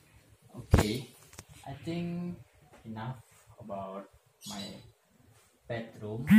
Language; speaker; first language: English; non-native, learner; Indonesian